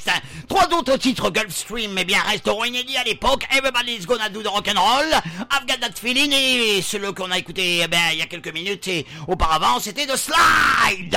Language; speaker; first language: French; native; French